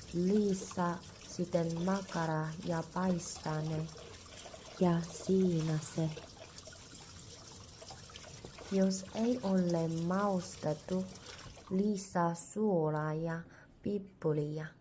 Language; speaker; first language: Finnish; non-native, learner; Korean